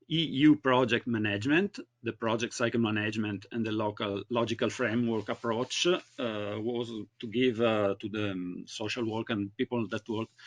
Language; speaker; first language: English; non-native, learner; Italian